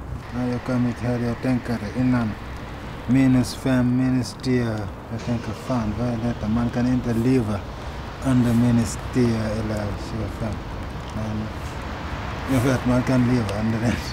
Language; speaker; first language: Swedish; non-native, learner; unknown